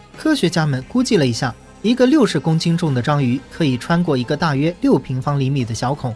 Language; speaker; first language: Chinese; native; Chinese